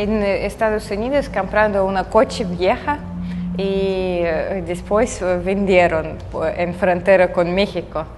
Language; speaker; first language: Portuguese; non-native, learner; Russian